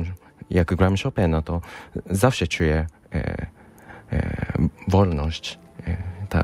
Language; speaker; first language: Polish; non-native, fluent; Japanese